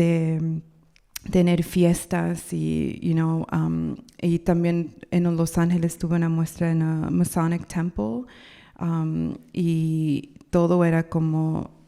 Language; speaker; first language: Spanish; non-native, learner; English